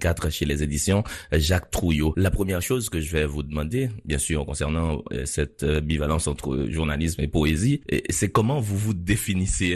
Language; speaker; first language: French; non-native, local second language; Haitian Creole